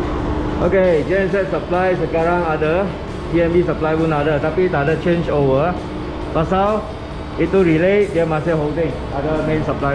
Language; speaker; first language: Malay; non-native, local second language; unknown